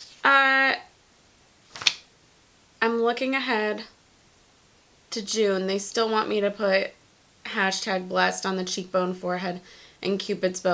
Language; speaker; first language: English; native; English